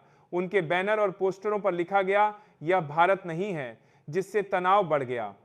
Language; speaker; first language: Hindi; native; Hindi